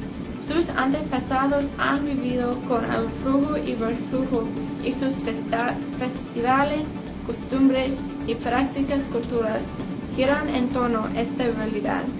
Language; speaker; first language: Spanish; non-native, learner; English